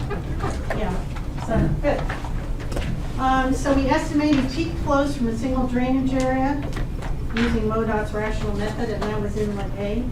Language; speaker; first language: English; native; English